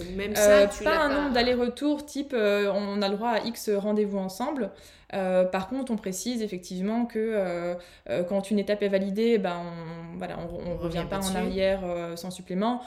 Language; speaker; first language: French; native; French